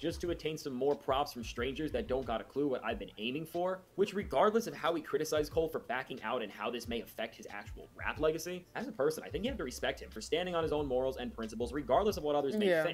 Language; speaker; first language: English; native; English